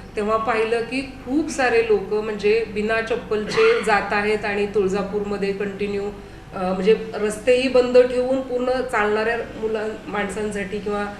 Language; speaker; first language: Marathi; native; Marathi